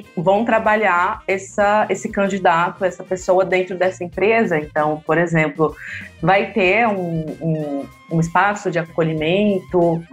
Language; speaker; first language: Portuguese; native; Portuguese